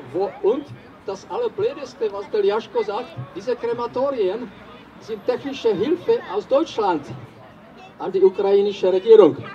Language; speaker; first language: German; non-native, fluent; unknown